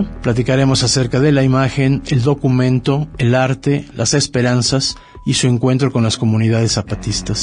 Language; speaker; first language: Spanish; native; Spanish